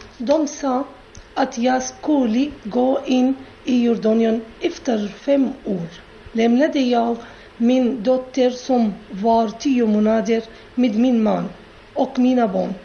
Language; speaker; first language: Swedish; non-native, learner; Arabic